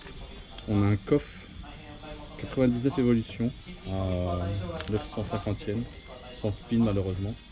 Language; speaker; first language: French; native; French